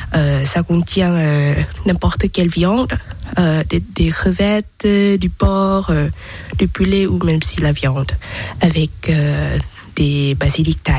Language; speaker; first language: French; non-native, learner; Thai